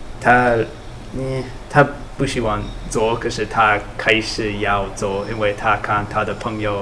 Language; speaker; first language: Chinese; non-native, learner; English